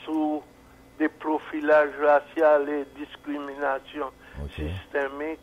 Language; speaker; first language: French; non-native, fluent; English